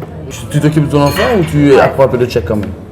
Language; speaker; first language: French; native; French